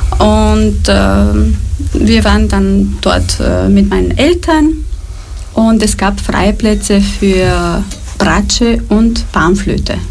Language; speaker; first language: German; non-native, fluent; Romanian